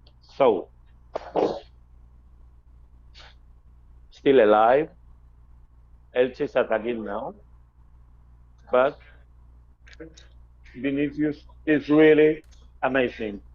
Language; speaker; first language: English; non-native, fluent; Spanish